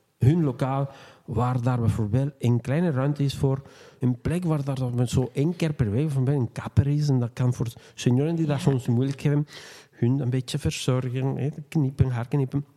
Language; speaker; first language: Dutch; non-native, fluent; Spanish